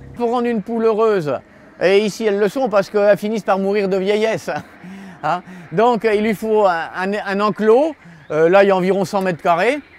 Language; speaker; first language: French; native; French